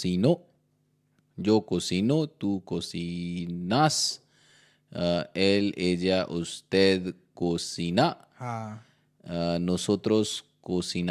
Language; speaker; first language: Spanish; non-native, learner; Hindi